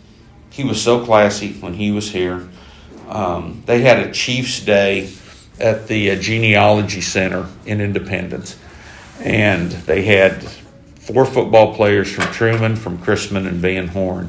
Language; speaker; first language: English; native; English